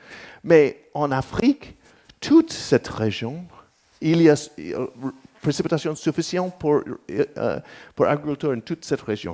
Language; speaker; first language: French; non-native, learner; English